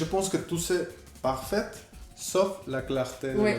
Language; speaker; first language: French; non-native, fluent; Spanish